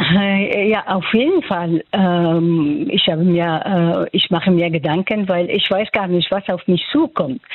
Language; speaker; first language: German; non-native, fluent; Persian